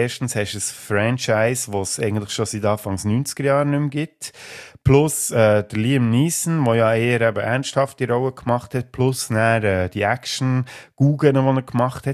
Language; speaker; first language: German; native; German